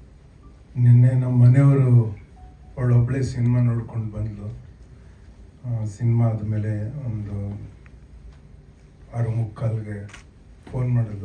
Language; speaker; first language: Kannada; native; Kannada